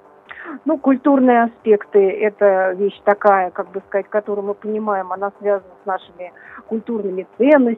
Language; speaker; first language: Russian; native; Russian